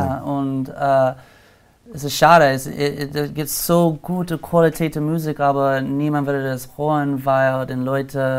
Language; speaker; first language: German; non-native, learner; English